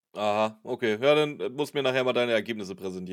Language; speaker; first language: German; native; German